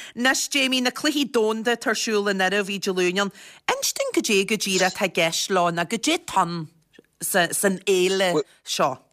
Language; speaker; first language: Irish; native; Irish